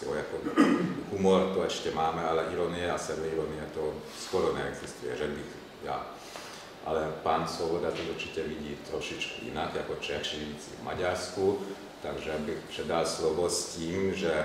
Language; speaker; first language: Czech; non-native, fluent; Hungarian